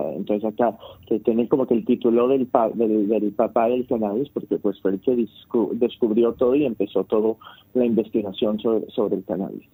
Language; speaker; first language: Spanish; early bilingual, heritage; Spanish